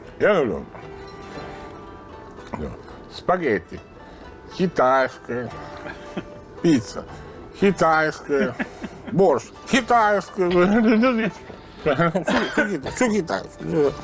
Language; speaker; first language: Russian; non-native, learner; Italian